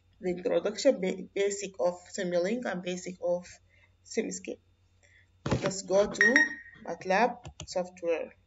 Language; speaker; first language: English; non-native, fluent; Arabic